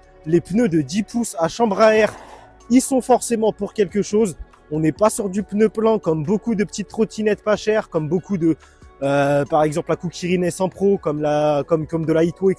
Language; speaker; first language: French; native; French